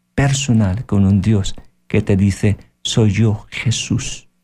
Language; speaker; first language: Spanish; non-native, fluent; Filipino